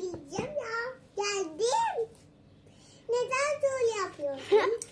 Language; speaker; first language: Turkish; early bilingual, other home language; Persian